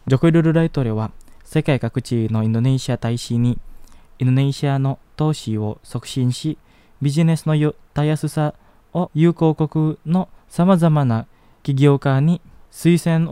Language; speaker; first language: Japanese; non-native, fluent; Indonesian